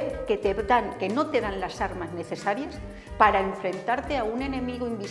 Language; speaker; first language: Spanish; native; Spanish